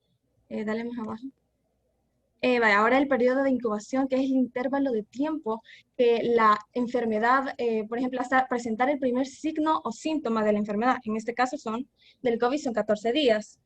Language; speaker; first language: Spanish; native; Spanish